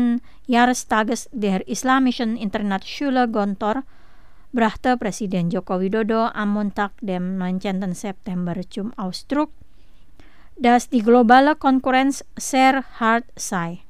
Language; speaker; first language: German; non-native, fluent; Indonesian